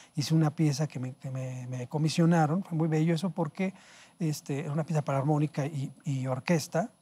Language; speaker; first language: Spanish; native; Spanish